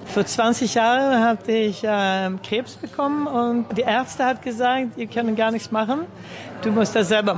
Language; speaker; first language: German; early bilingual, heritage; Swedish